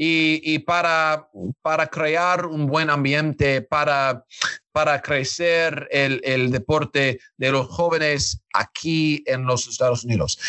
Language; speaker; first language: Spanish; non-native, learner; English